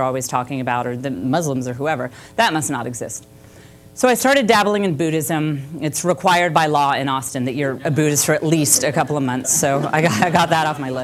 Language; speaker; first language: English; native; English